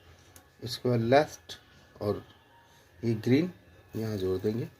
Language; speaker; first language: Hindi; native; Hindi